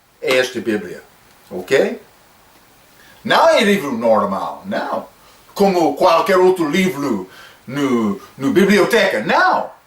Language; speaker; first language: Portuguese; non-native, fluent; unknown